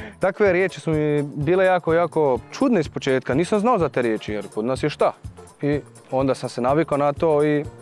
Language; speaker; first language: Croatian; early bilingual, heritage; Croatian